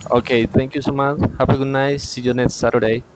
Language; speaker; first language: English; non-native, learner; Spanish